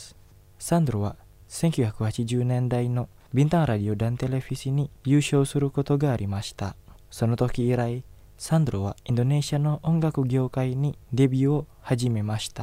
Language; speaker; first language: Japanese; non-native, learner; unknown